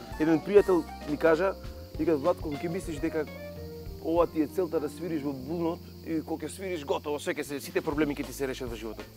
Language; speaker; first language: Macedonian; native; Macedonian